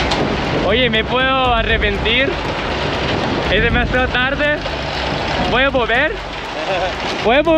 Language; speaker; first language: Spanish; non-native, learner; Thai